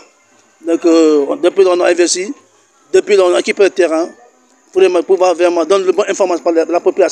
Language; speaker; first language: French; non-native, local second language; Wolof